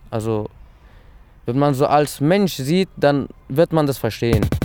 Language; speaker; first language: German; early bilingual, other home language; Persian